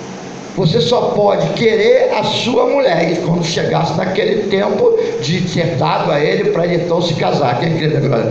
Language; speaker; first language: Portuguese; native; Portuguese